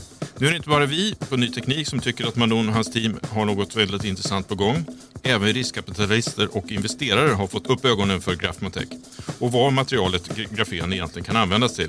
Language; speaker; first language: Swedish; native; Swedish